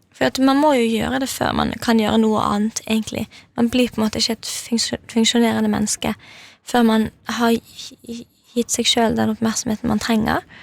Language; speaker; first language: Norwegian; native; Norwegian